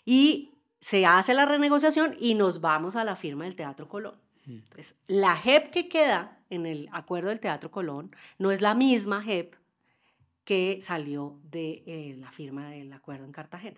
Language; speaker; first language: Spanish; native; Spanish